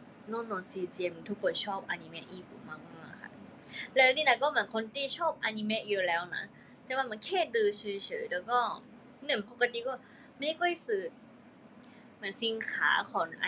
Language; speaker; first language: Thai; non-native, fluent; Japanese